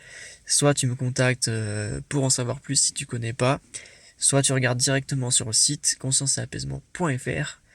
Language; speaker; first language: French; native; French